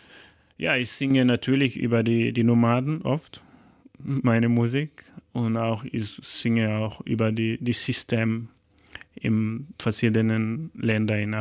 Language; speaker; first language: German; non-native, learner; Fula